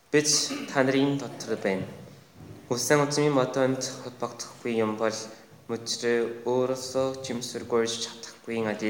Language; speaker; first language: Mongolian; non-native, fluent; Korean